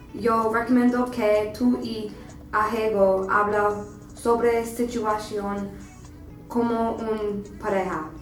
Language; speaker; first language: Spanish; non-native, learner; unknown